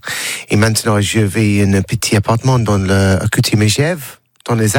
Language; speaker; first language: French; non-native, learner; English